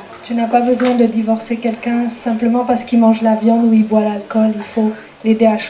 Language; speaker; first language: French; native; French